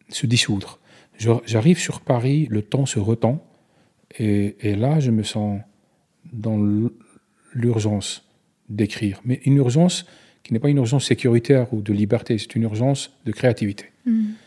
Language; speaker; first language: French; non-native, local second language; Arabic